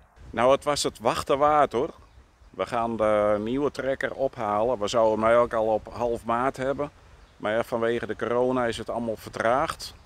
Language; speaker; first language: Dutch; native; Dutch